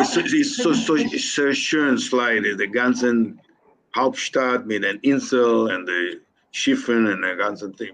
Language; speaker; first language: German; non-native, learner; Spanish